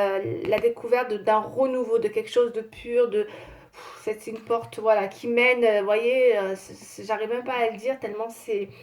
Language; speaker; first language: French; native; French